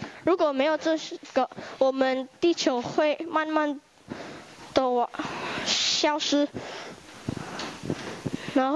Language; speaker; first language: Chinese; non-native, learner; Indonesian